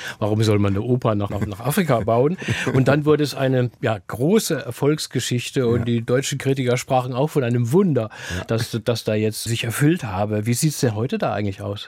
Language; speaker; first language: German; native; German